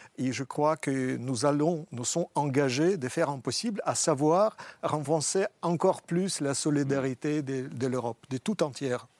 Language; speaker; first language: French; non-native, fluent; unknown